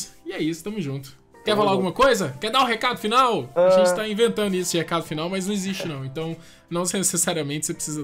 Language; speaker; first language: Portuguese; native; Portuguese